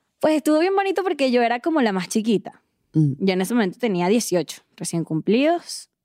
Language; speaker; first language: Spanish; native; Spanish